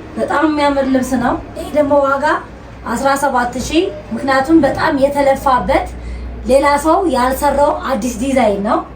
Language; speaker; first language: Amharic; native; Amharic